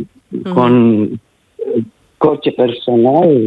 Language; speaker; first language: Spanish; non-native, learner; Italian